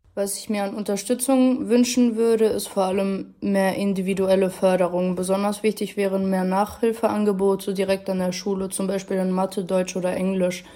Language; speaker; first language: German; early bilingual, other home language; Arabic